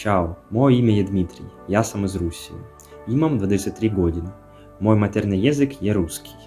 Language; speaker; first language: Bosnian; non-native, learner; Russian